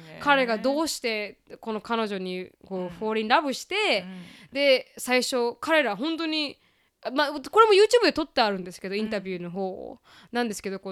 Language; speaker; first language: Japanese; native; Japanese